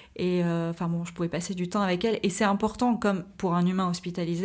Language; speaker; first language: French; native; French